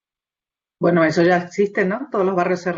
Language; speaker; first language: Spanish; native; Spanish